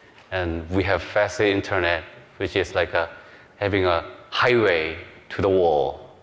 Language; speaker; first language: English; non-native, fluent; Korean